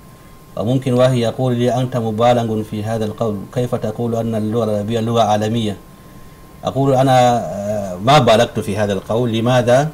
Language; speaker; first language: Arabic; non-native, fluent; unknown